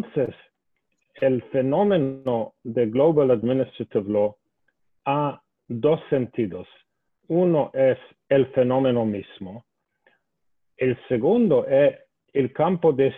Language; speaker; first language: Spanish; non-native, fluent; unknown